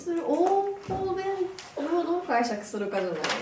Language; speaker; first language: Japanese; native; Japanese